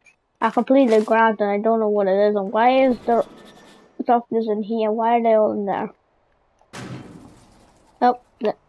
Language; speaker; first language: English; native; English